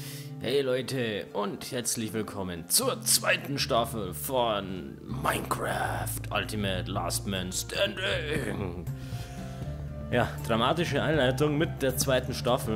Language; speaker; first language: German; native; German